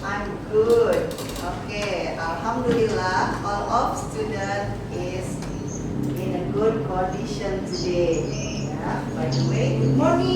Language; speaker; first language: English; non-native, local second language; Indonesian